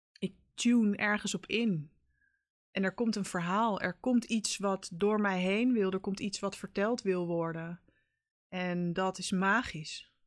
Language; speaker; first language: Dutch; native; Dutch